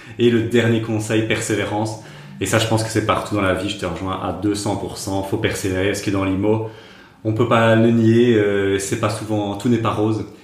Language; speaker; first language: French; native; French